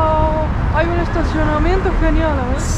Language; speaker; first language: Spanish; native; Spanish